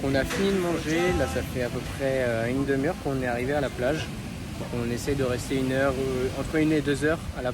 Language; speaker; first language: French; native; French